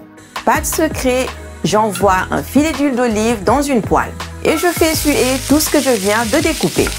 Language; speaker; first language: French; native; French